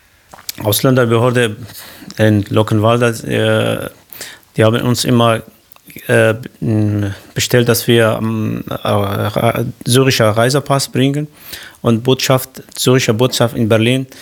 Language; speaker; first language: German; non-native, learner; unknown